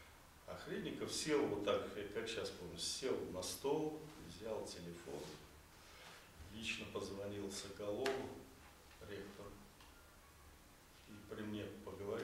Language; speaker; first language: Russian; native; Russian